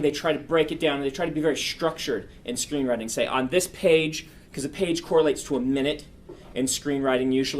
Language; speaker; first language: English; native; English